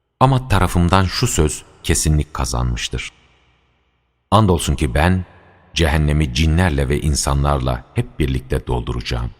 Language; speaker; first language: Turkish; native; Turkish